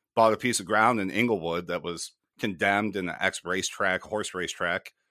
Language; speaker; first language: English; native; English